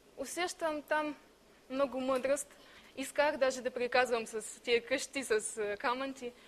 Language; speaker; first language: Bulgarian; native; Bulgarian